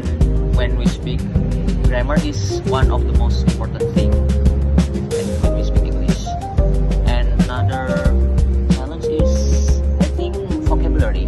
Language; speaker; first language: English; non-native, fluent; Indonesian